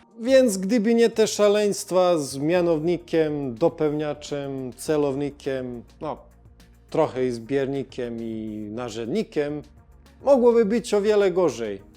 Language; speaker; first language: Polish; non-native, learner; Serbian